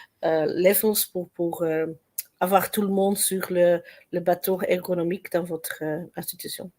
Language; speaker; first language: French; non-native, learner; Dutch